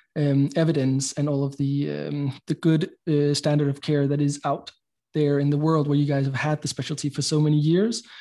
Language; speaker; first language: English; non-native, fluent; Danish